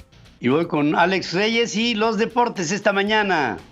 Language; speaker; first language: Spanish; native; Spanish